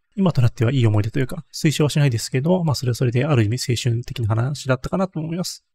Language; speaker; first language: Japanese; native; Japanese